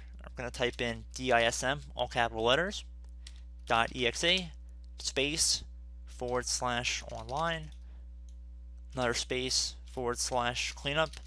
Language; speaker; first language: English; native; English